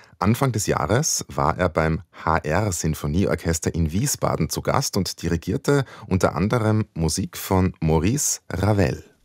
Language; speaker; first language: German; native; German